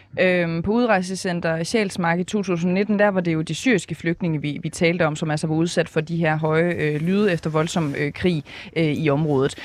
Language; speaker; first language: Danish; native; Danish